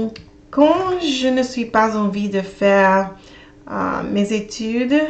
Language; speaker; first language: French; non-native, learner; English